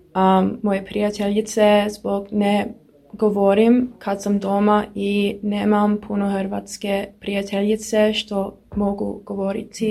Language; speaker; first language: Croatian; non-native, learner; English